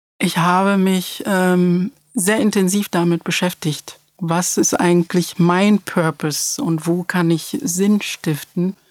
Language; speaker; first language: German; early bilingual, other home language; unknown